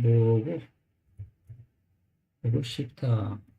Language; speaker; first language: Korean; non-native, learner; English